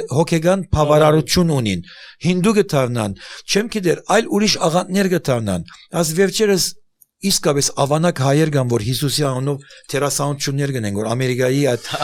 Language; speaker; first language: Armenian; early bilingual, heritage; Armenian